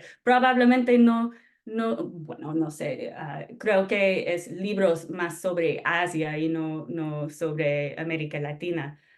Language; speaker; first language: Spanish; non-native, fluent; English